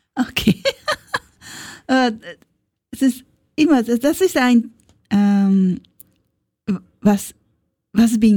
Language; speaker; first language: German; non-native, learner; Japanese